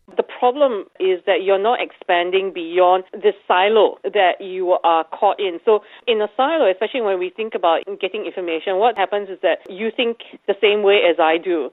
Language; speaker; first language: English; native; English